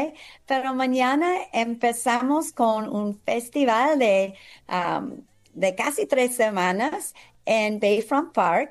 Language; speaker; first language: Spanish; non-native, fluent; English